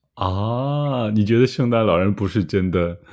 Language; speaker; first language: Chinese; native; Chinese